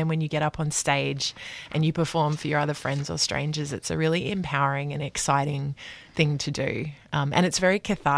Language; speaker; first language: English; native; English